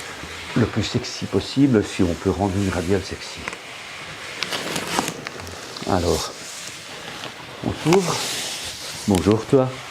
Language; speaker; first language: French; native; French